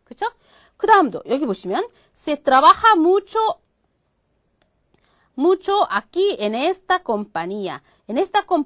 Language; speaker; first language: Spanish; non-native, fluent; Korean